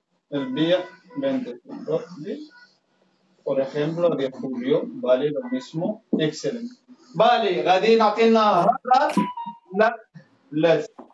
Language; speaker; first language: Spanish; non-native, fluent; Arabic